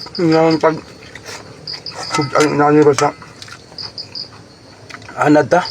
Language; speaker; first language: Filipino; non-native, local second language; Cebuano